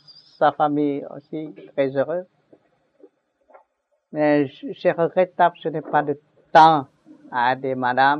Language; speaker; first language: French; non-native, learner; Vietnamese